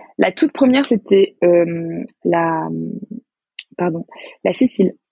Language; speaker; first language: French; native; French